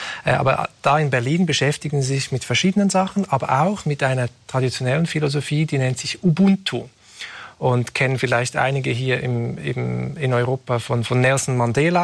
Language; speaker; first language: German; native; German